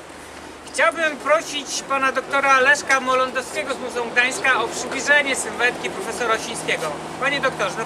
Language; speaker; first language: Polish; native; Polish